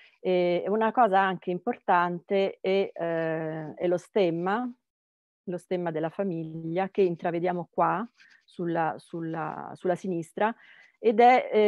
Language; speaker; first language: Italian; native; Italian